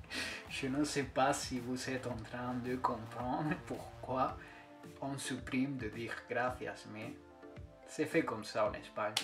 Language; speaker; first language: French; non-native, fluent; Spanish